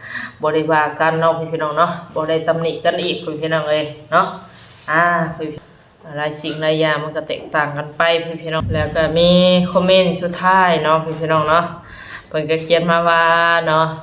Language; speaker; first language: Thai; non-native, local second language; Lao